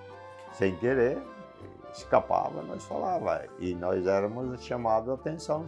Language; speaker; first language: Portuguese; non-native, local second language; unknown